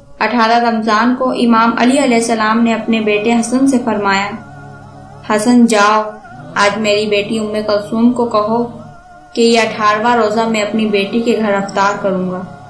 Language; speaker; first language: Urdu; native; Urdu